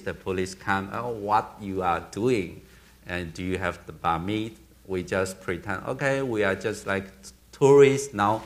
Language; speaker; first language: English; non-native, learner; Chinese